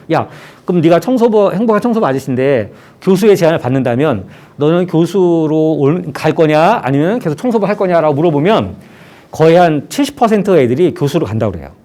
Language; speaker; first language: Korean; native; Korean